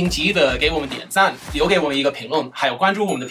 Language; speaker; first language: Chinese; non-native, fluent; English